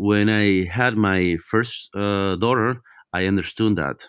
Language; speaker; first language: English; non-native, fluent; Spanish